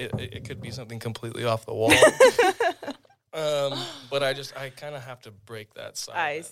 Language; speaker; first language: English; native; English